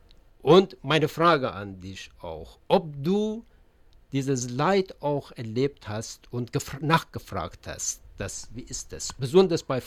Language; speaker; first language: German; non-native, learner; Persian